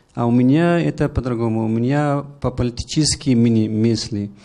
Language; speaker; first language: Russian; non-native, learner; Persian